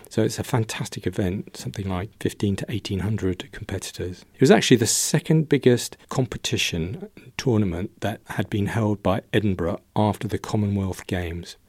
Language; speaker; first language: English; native; English